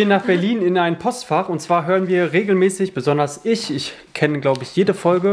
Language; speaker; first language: German; native; German